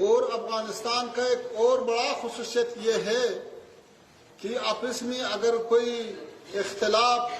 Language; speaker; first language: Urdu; non-native, fluent; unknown